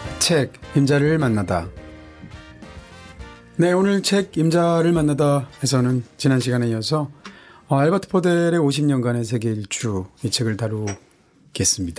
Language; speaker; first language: Korean; native; Korean